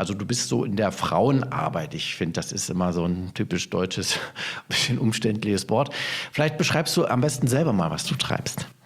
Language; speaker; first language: German; native; German